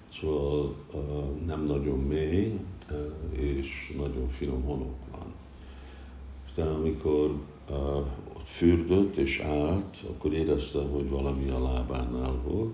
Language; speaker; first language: Hungarian; early bilingual, heritage; Hungarian